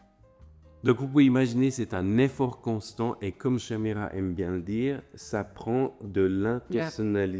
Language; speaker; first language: French; native; French